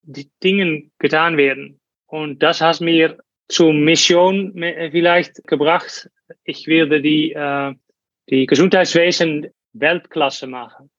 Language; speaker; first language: German; non-native, learner; Dutch